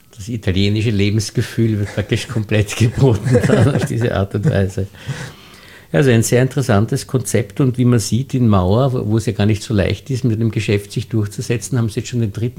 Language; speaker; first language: German; native; German